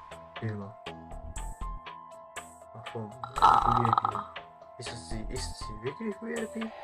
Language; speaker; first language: German; non-native, learner; Japanese